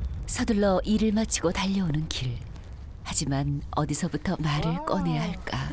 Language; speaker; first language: Korean; native; Korean